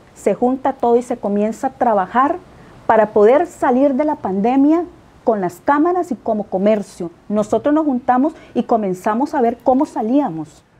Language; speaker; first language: Spanish; native; Spanish